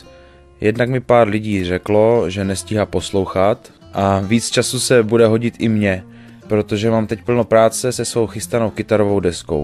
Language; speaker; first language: Czech; native; Czech